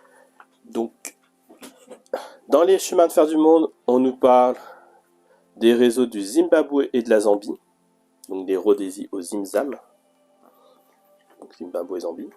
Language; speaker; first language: French; native; French